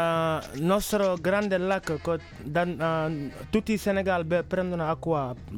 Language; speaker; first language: Italian; non-native, learner; Wolof